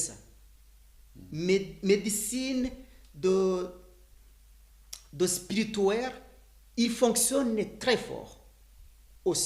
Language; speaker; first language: French; non-native, learner; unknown